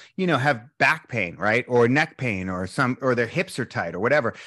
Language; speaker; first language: English; native; English